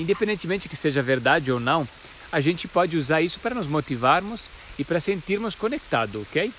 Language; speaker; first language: Portuguese; non-native, fluent; Italian